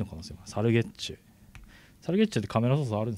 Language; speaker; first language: Japanese; native; Japanese